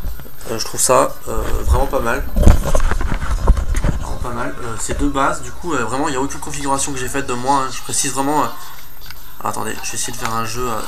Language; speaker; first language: French; native; French